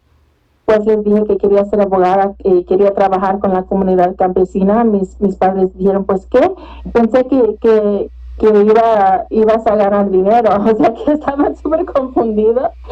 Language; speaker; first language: Spanish; early bilingual, heritage; Spanish